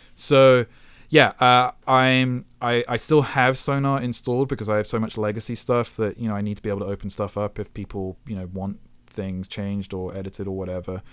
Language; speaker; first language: English; native; English